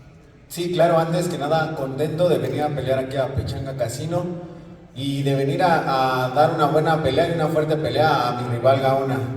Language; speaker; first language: Spanish; native; Spanish